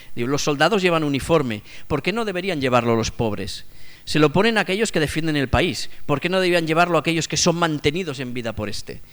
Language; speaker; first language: Spanish; non-native, local second language; Catalan